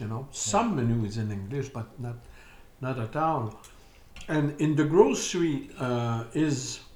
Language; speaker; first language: English; non-native, learner; French